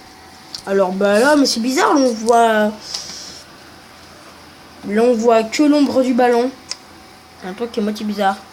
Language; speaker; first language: French; native; French